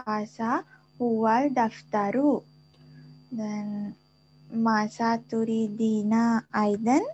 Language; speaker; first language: Arabic; non-native, learner; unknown